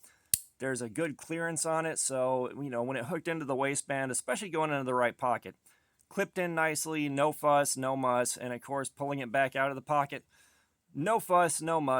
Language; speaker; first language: English; native; English